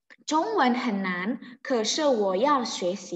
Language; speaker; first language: Chinese; non-native, fluent; Indonesian